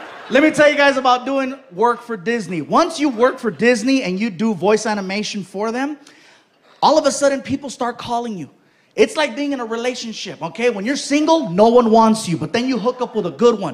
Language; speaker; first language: English; native; English